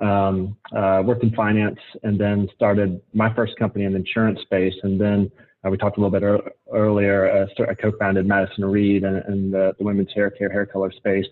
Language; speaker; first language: English; native; English